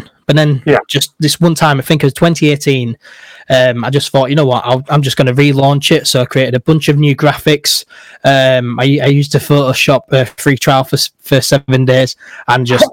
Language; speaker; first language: English; native; English